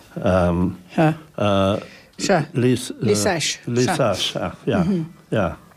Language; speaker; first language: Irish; non-native, local second language; English